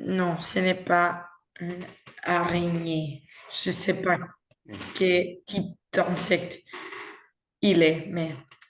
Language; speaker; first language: French; non-native, learner; Spanish